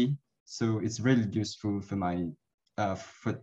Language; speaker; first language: English; non-native, local second language; Cantonese